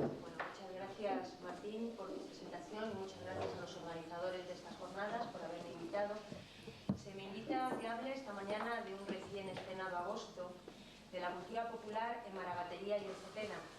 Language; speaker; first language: Spanish; native; Spanish